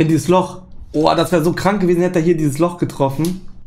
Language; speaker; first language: German; native; German